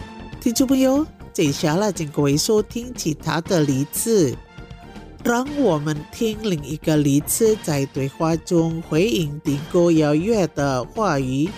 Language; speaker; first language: Chinese; non-native, fluent; Indonesian